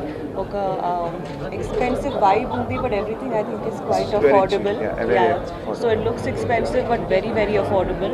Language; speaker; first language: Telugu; non-native, learner; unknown